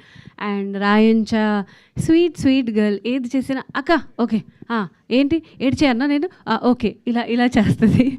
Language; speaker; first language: Telugu; non-native, learner; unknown